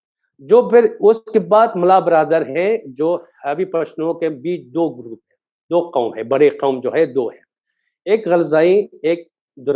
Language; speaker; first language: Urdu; non-native, fluent; Persian